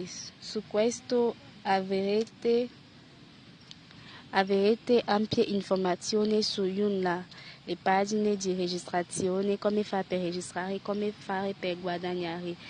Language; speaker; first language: Italian; non-native, learner; French